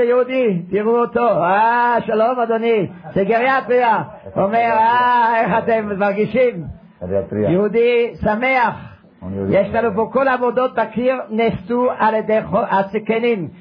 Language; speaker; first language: Hebrew; non-native, fluent; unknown